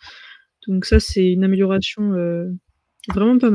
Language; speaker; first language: French; native; French